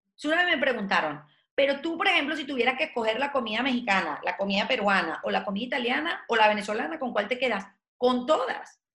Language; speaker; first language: Spanish; native; Spanish